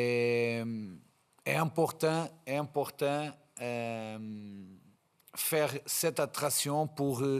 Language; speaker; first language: French; non-native, fluent; Portuguese